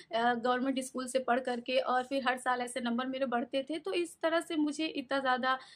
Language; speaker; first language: Hindi; native; Hindi